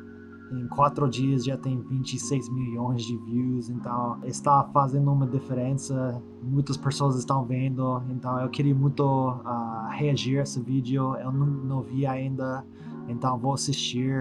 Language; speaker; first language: Portuguese; non-native, fluent; English